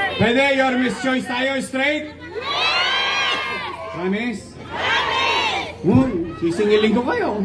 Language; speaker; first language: Filipino; native; Filipino